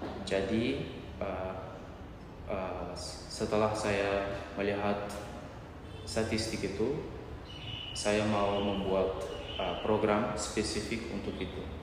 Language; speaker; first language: Indonesian; non-native, learner; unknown